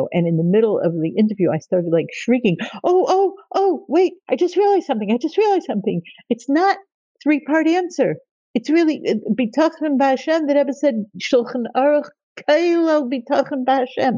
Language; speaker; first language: English; native; English